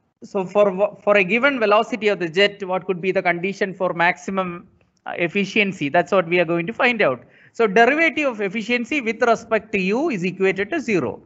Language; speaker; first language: English; non-native, local second language; Malayalam